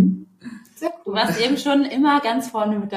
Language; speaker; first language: German; native; German